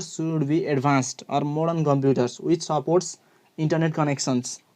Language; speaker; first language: English; non-native, local second language; Nepali